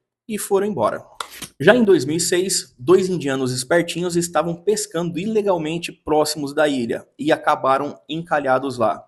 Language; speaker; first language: Portuguese; native; Portuguese